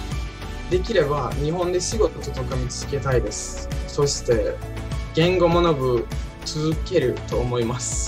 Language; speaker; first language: Japanese; non-native, learner; Turkish